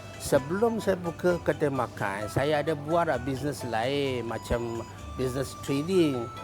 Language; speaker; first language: Malay; non-native, fluent; Chinese